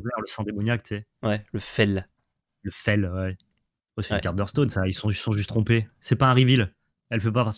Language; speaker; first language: French; native; French